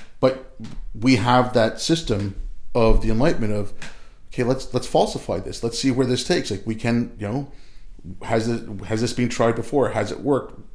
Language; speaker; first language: English; early bilingual, other home language; Urdu